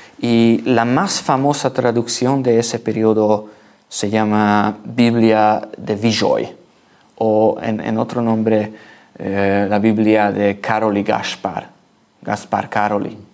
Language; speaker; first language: Spanish; non-native, learner; Hungarian